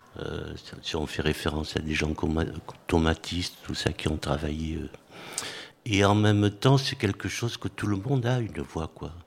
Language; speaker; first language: French; native; French